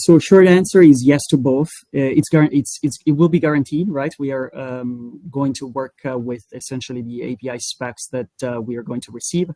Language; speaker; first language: English; non-native, fluent; Italian